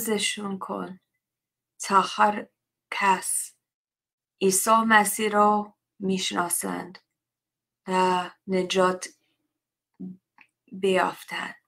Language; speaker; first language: Persian; non-native, learner; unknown